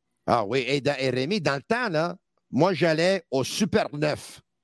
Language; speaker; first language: French; non-native, local second language; English